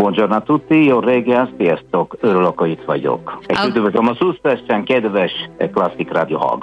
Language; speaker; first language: Hungarian; non-native, fluent; Italian